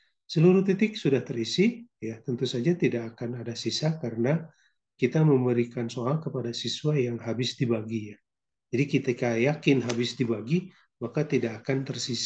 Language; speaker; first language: Indonesian; native; Indonesian